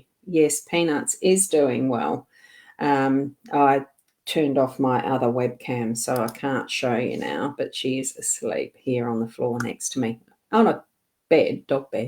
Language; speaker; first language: English; native; English